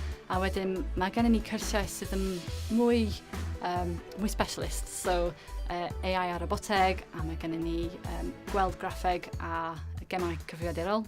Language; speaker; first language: Welsh; non-native, local second language; English